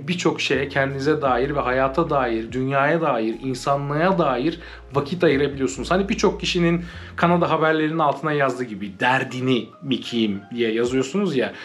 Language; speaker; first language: Turkish; native; Turkish